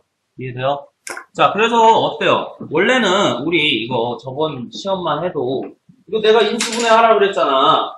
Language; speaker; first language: Korean; native; Korean